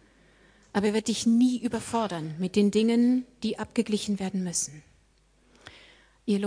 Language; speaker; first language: German; native; German